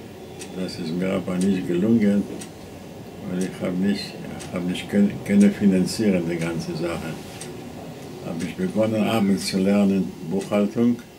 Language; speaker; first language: German; non-native, fluent; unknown